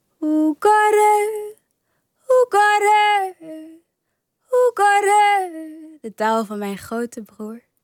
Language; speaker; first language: Dutch; early bilingual, other home language; Kinyarwanda